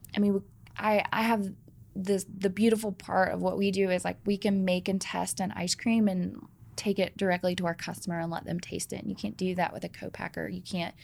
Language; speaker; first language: English; native; English